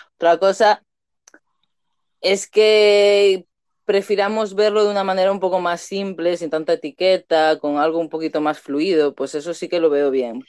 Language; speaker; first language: Spanish; native; Spanish